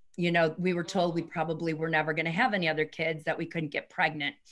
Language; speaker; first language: English; native; English